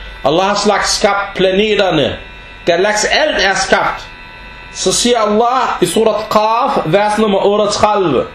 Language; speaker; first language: Danish; non-native, fluent; Arabic